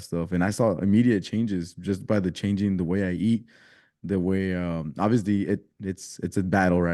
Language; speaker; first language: English; early bilingual, other home language; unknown